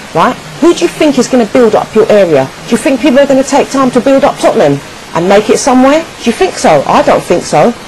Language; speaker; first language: English; native; English